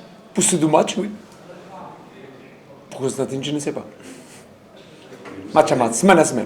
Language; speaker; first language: French; non-native, learner; Portuguese